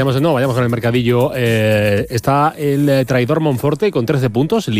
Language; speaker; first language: Spanish; native; Spanish